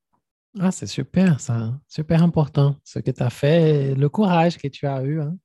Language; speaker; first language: French; non-native, fluent; Portuguese